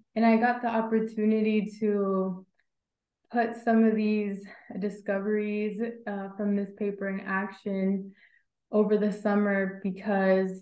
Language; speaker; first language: English; native; English